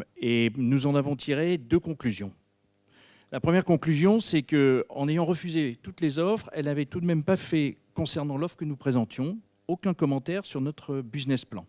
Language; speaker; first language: French; native; French